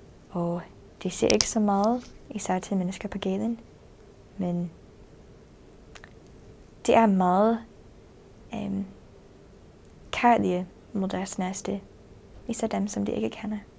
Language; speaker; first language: Danish; non-native, fluent; English